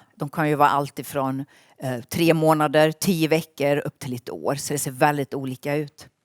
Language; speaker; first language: Swedish; native; Swedish